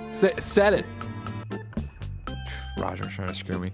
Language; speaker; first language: English; native; English